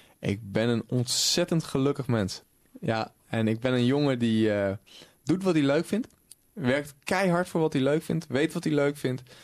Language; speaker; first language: Dutch; native; Dutch